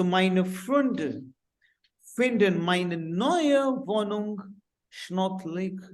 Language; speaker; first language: German; non-native, fluent; Hindi